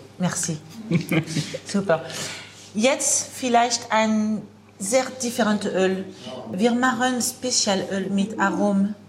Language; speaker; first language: German; non-native, learner; French